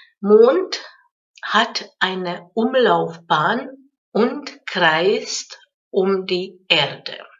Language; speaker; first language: German; non-native, fluent; Hungarian